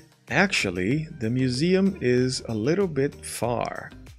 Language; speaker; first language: English; non-native, fluent; Portuguese